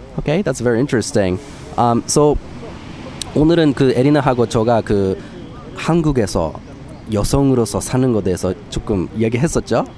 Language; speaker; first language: Korean; non-native, fluent; English